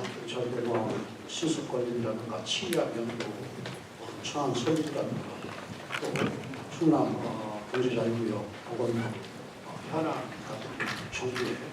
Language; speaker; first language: Korean; native; Korean